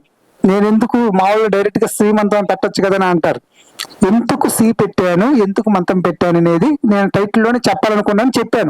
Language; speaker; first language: Telugu; native; Telugu